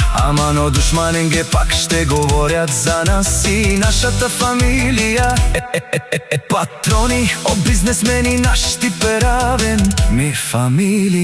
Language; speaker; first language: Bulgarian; non-native, local second language; Romany